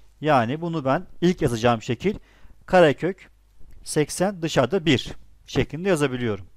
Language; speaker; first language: Turkish; native; Turkish